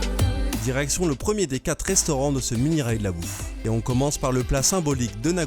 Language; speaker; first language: French; native; French